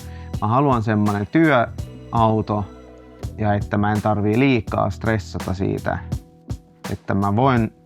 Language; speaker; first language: Finnish; non-native, local second language; Swedish